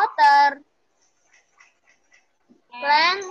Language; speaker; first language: English; non-native, learner; Indonesian